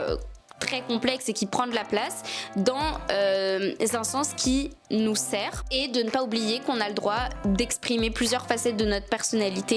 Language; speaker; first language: French; native; French